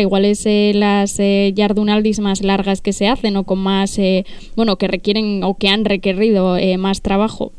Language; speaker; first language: Spanish; native; Spanish